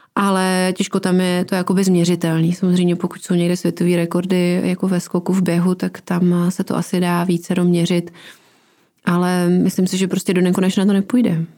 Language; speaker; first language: Czech; native; Czech